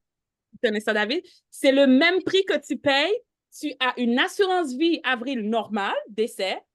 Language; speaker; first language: French; native; French